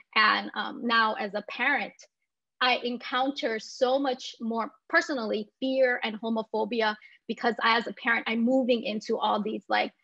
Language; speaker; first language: English; native; English